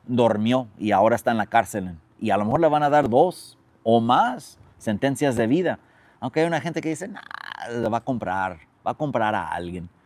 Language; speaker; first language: Spanish; early bilingual, other home language; English